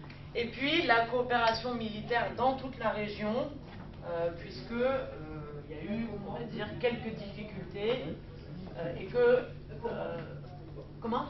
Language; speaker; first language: French; native; French